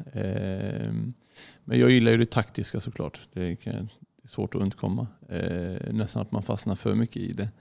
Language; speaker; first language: Swedish; early bilingual, other home language; Arabic